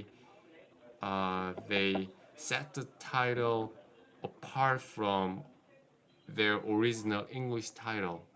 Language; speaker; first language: English; non-native, learner; Korean